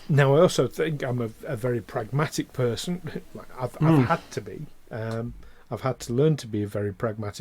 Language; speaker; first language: English; native; English